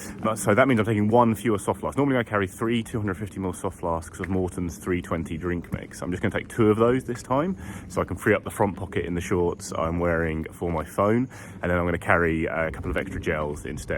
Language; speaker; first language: English; native; English